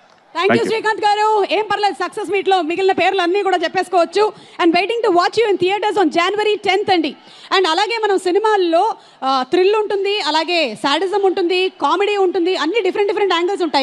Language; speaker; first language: Telugu; native; Telugu